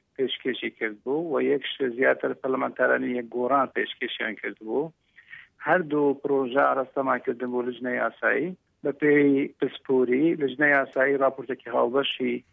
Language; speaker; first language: Central Kurdish; native; Central Kurdish